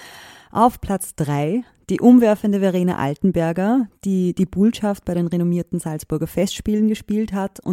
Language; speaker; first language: German; native; German